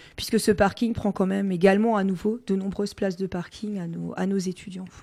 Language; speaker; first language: French; non-native, local second language; Swiss German